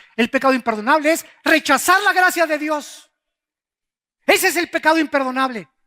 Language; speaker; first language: Spanish; native; Spanish